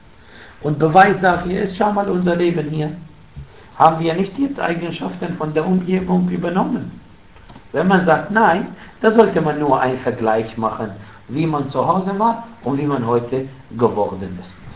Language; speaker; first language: German; non-native, fluent; Arabic